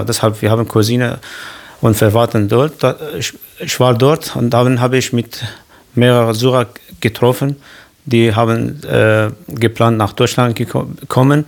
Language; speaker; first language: German; non-native, fluent; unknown